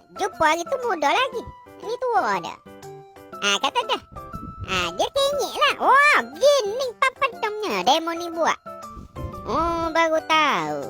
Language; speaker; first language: Malay; native; Malay